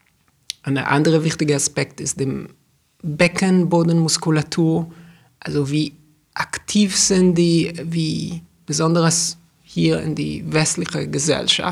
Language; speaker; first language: German; non-native, fluent; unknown